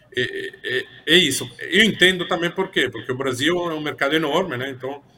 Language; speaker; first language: Portuguese; non-native, fluent; Italian